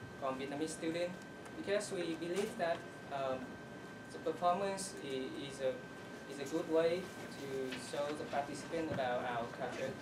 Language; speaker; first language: English; non-native, learner; Vietnamese